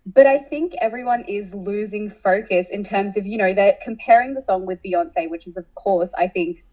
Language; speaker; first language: English; early bilingual, other home language; Hindi